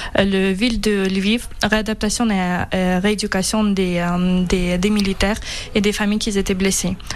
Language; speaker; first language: French; non-native, fluent; Ukrainian